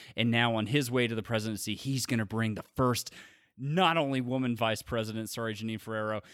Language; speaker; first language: English; native; English